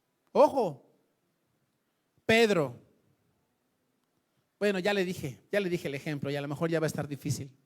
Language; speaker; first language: Spanish; native; Spanish